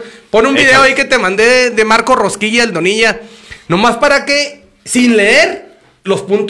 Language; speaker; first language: Spanish; native; Spanish